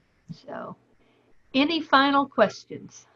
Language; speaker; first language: English; native; English